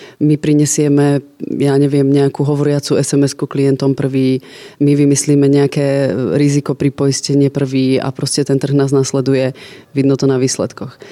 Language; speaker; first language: Slovak; native; Slovak